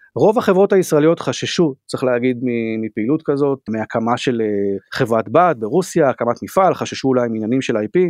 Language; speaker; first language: Hebrew; native; Hebrew